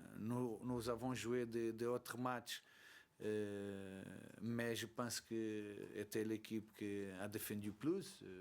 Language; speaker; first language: French; non-native, learner; Portuguese